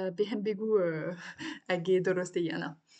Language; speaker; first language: Persian; non-native, learner; French